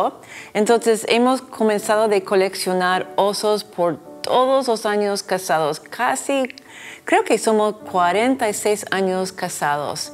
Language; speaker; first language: Spanish; non-native, fluent; English